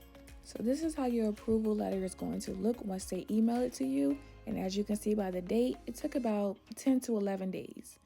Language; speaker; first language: English; native; English